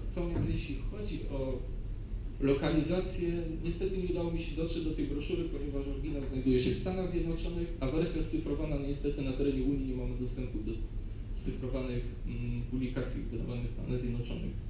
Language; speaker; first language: Polish; native; Polish